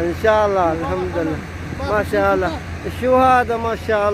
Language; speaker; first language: Arabic; non-native, learner; Filipino